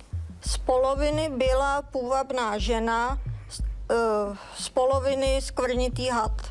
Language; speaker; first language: Czech; native; Czech